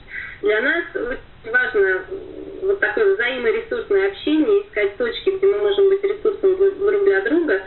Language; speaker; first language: Russian; native; Russian